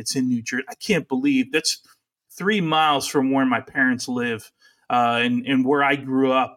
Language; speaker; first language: English; early bilingual, other home language; Italian